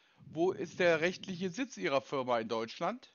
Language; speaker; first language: German; native; German